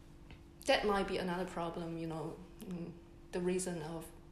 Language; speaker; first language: English; non-native, fluent; Chinese